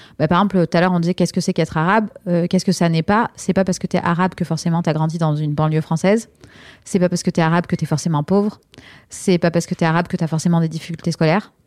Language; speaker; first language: French; native; French